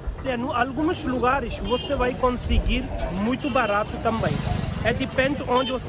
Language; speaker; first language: Portuguese; non-native, learner; Hindi